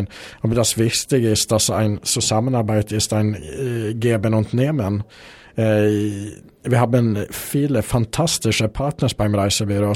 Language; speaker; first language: German; non-native, fluent; Swedish